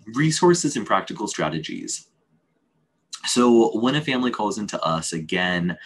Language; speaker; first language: English; native; English